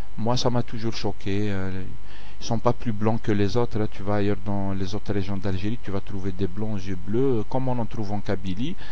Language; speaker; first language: French; non-native, local second language; Kabyle